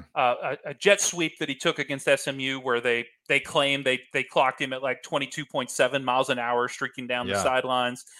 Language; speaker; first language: English; native; English